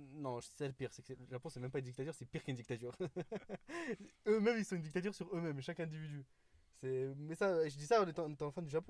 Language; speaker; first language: French; native; French